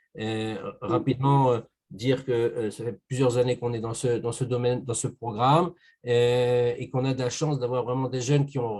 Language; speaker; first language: French; native; French